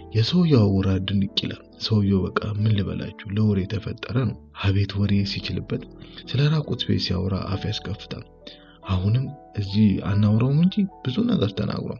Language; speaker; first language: Amharic; native; Amharic